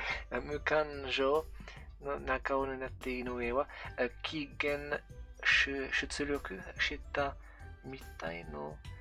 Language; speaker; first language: Japanese; non-native, learner; French